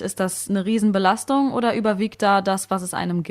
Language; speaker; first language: German; native; German